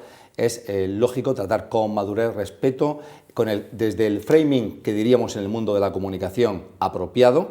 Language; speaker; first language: Spanish; native; Spanish